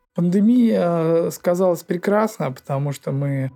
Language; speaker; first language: Russian; native; Russian